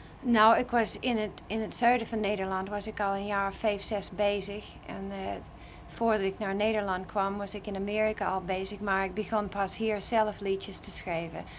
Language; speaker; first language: Dutch; non-native, fluent; English